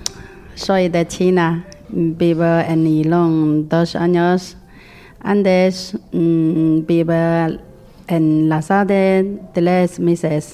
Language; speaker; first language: Spanish; non-native, learner; Chinese